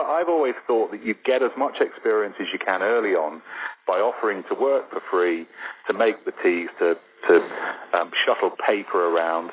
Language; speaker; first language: English; native; English